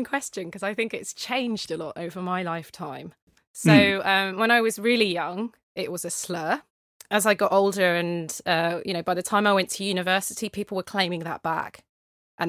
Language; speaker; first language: English; native; English